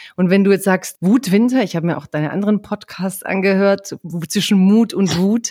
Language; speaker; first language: German; early bilingual, other home language; Croatian